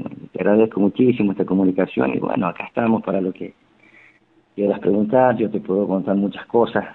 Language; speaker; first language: Spanish; native; Spanish